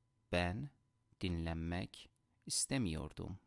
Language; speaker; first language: Turkish; non-native, fluent; Persian